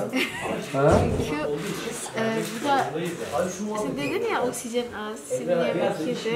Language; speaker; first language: Turkish; non-native, learner; Indonesian